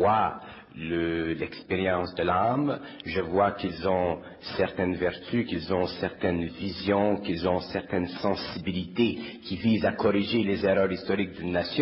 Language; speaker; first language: French; native; French